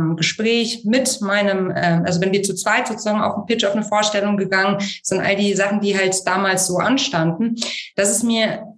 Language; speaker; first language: German; native; German